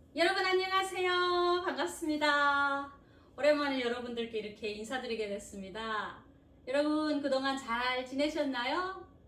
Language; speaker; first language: Korean; native; Korean